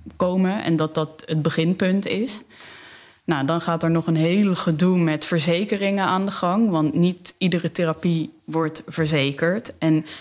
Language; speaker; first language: Dutch; native; Dutch